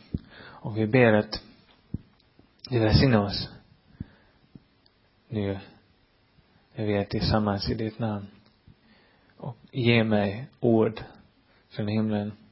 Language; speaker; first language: Swedish; non-native, fluent; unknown